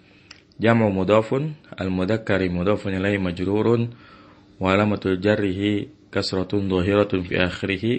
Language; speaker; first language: Arabic; non-native, fluent; Indonesian